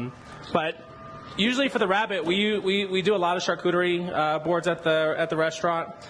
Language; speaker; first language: English; native; English